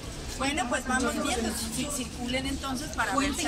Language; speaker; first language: Spanish; native; Spanish